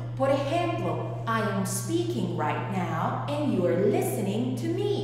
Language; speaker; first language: English; non-native, fluent; Spanish